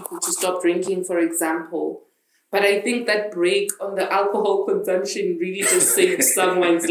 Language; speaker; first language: English; non-native, local second language; Zulu